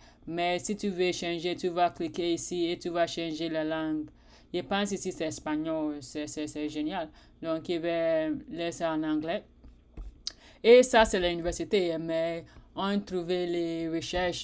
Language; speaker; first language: French; non-native, learner; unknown